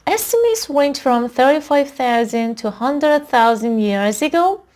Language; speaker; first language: English; non-native, fluent; Persian